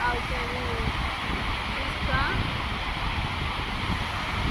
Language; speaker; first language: French; non-native, learner; Portuguese